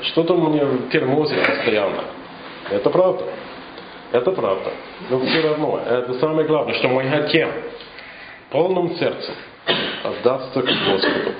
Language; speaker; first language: Russian; non-native, fluent; English